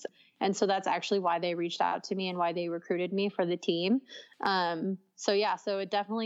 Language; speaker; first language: English; native; English